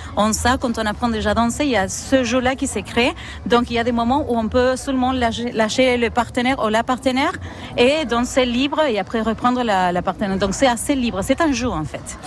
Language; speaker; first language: French; non-native, fluent; Spanish